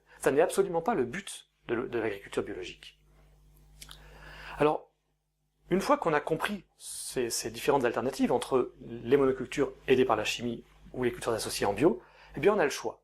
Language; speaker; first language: French; native; French